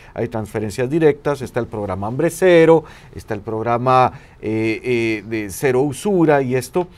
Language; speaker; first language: Spanish; native; Spanish